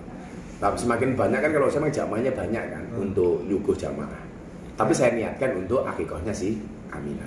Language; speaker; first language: Indonesian; native; Indonesian